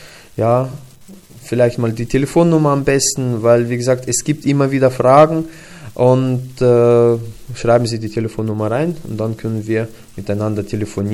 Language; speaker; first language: German; non-native, fluent; Russian